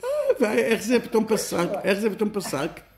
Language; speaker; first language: Hebrew; native; Hebrew